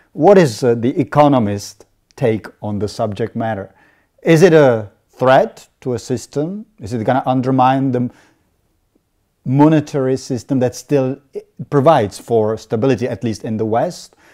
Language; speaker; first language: English; non-native, fluent; Czech